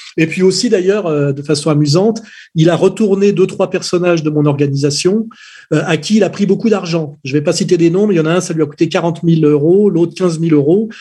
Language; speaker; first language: French; native; French